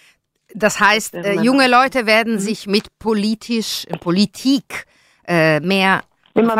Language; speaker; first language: German; non-native, learner; Italian